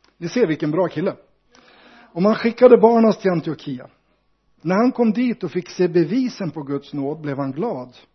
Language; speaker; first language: Swedish; native; Swedish